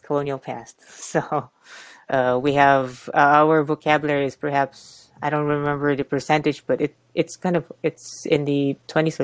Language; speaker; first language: English; non-native, local second language; Cebuano